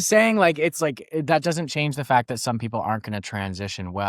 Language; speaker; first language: English; native; English